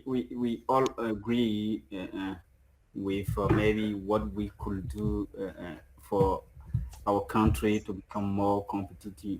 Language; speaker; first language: English; non-native, fluent; French